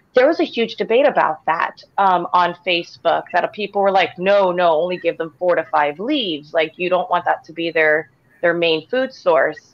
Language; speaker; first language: English; native; English